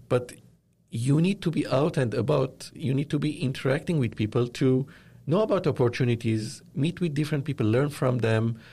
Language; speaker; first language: English; non-native, fluent; Arabic